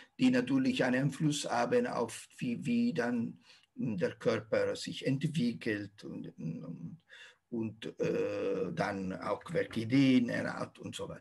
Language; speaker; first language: German; non-native, fluent; Italian